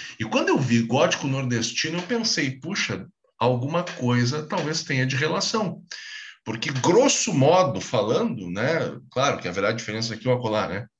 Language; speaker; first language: Portuguese; native; Portuguese